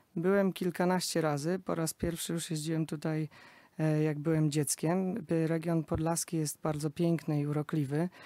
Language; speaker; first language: Polish; native; Polish